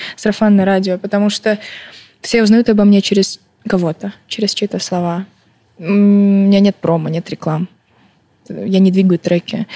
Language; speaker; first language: Russian; early bilingual, other home language; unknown